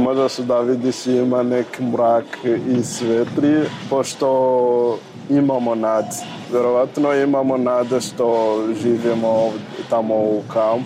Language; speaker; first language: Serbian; non-native, learner; Rundi